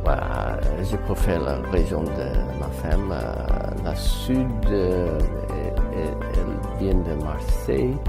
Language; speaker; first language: French; non-native, learner; English